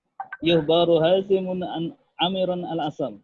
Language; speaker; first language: Arabic; non-native, learner; Indonesian